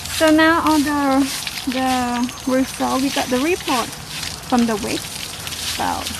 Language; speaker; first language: English; non-native, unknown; Thai